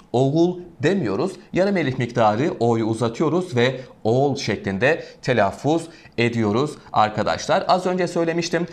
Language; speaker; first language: Turkish; native; Turkish